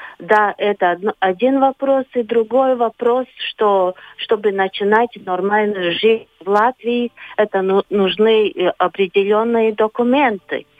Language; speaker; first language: Russian; non-native, local second language; Latvian